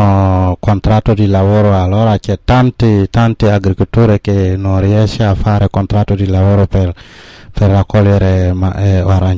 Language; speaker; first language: Italian; non-native, learner; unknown